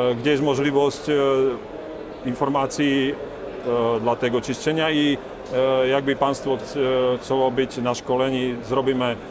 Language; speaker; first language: Polish; non-native, learner; Slovak